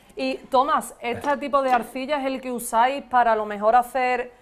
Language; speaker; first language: Spanish; native; Spanish